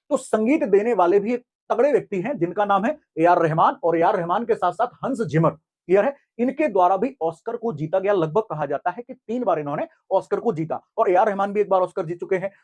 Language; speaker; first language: Hindi; native; Hindi